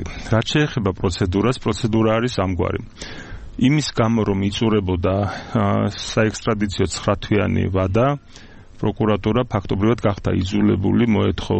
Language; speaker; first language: Georgian; native; Georgian